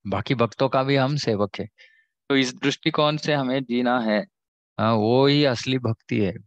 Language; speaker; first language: Hindi; non-native, local second language; Kannada